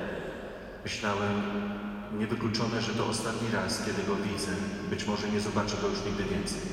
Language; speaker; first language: Polish; native; Polish